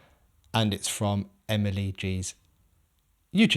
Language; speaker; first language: English; native; English